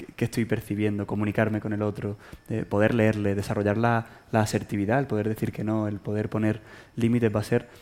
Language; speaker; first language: Spanish; native; Spanish